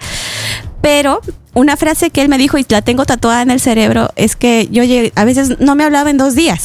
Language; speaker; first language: Spanish; native; Spanish